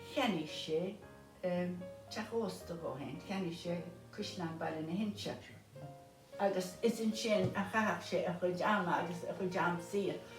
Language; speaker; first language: Irish; native; Irish